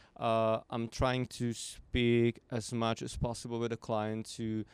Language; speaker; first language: English; non-native, fluent; Slovak